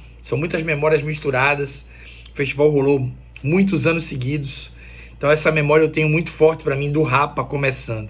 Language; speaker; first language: Portuguese; native; Portuguese